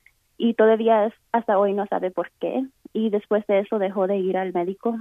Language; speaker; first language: Spanish; early bilingual, heritage; Spanish